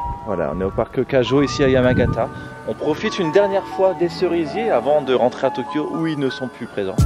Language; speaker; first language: French; native; French